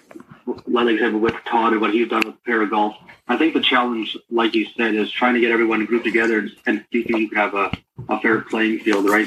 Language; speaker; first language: English; native; English